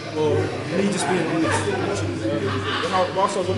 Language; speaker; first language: English; native; English